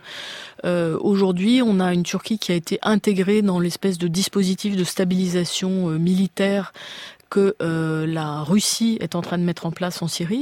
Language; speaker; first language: French; native; French